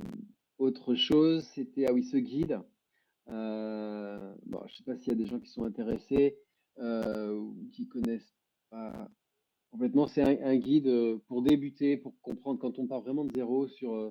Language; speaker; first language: French; native; French